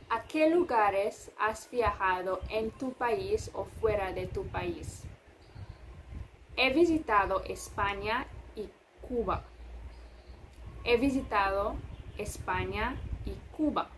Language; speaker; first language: Spanish; non-native, fluent; English